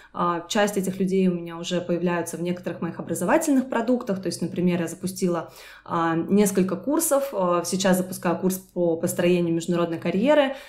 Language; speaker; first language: Russian; native; Russian